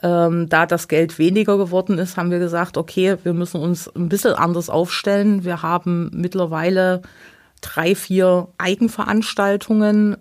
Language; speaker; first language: German; native; German